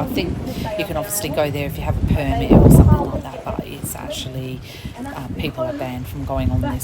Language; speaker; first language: English; native; English